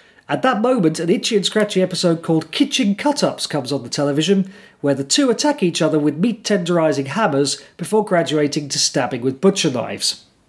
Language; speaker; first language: English; native; English